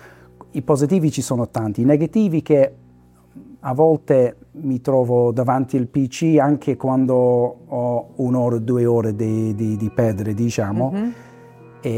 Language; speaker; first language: Italian; non-native, fluent; English